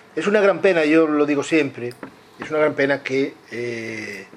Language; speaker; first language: Spanish; non-native, local second language; Galician